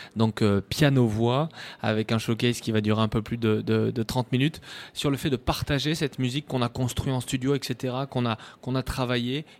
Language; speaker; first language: French; native; French